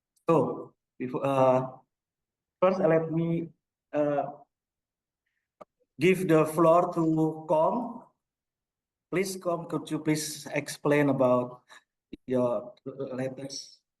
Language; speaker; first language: English; non-native, local second language; Indonesian